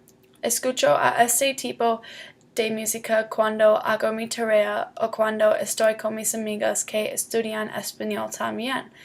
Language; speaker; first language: Spanish; non-native, learner; English